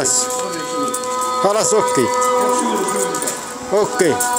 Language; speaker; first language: Arabic; non-native, learner; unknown